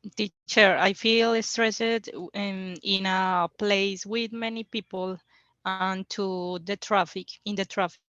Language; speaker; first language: English; non-native, learner; Spanish